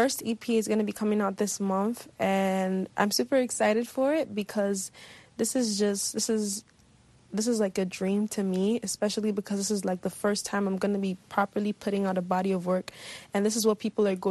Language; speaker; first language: English; non-native, local second language; Igbo